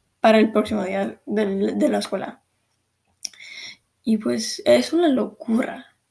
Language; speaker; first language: Spanish; early bilingual, heritage; Spanish